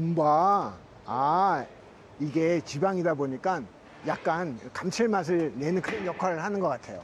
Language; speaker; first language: Korean; native; Korean